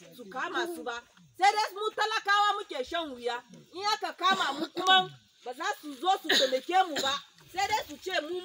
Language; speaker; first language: Hausa; non-native, local second language; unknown